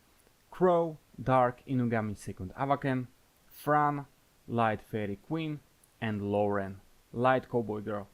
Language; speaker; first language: English; non-native, fluent; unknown